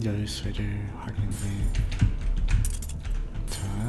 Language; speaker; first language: Korean; non-native, learner; English